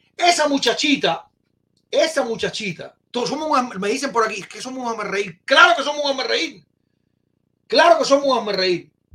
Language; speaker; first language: Spanish; native; Spanish